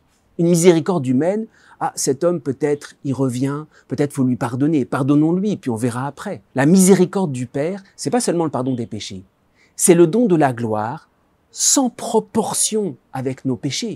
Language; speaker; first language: French; native; French